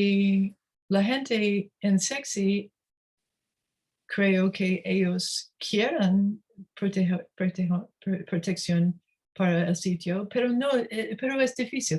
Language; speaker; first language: Spanish; non-native, learner; English